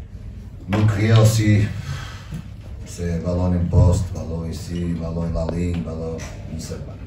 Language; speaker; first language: French; non-native, learner; Portuguese